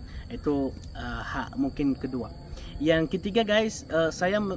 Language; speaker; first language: Indonesian; non-native, fluent; Arabic